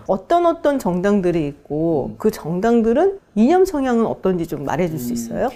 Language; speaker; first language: Korean; native; Korean